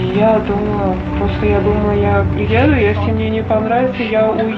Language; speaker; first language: Russian; non-native, fluent; Uzbek